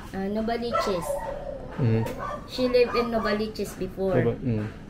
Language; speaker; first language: English; non-native, learner; Filipino